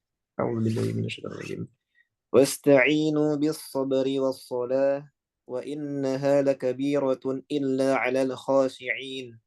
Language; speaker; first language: Arabic; non-native, learner; Indonesian